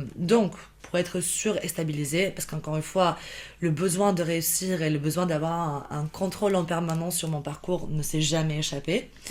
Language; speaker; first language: French; non-native, fluent; Albanian